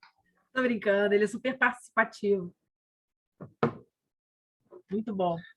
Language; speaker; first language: Portuguese; native; Portuguese